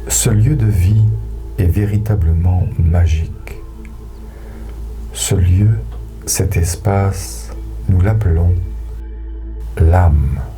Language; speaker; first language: French; native; French